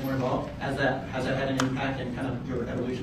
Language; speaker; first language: English; native; English